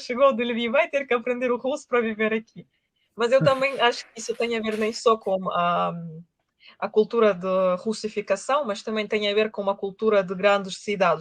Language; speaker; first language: Portuguese; non-native, fluent; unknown